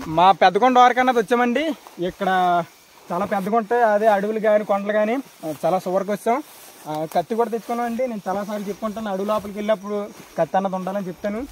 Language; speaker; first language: Telugu; non-native, local second language; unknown